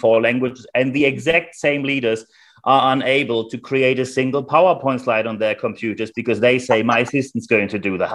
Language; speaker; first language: English; non-native, fluent; German